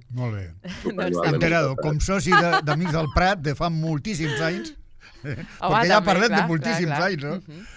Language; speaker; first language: Catalan; non-native, local second language; Galician